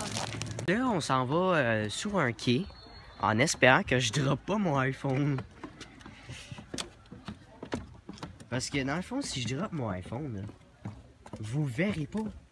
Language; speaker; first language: French; native; French